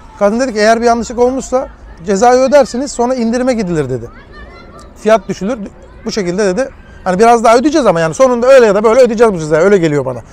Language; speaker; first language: Turkish; early bilingual, heritage; Turkish